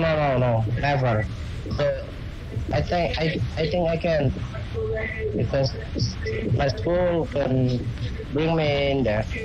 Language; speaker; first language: English; non-native, learner; Indonesian